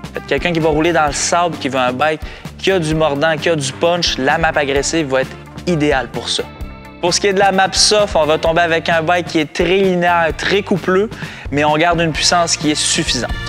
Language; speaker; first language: French; native; French